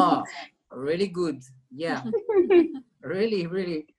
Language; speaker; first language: English; non-native, learner; French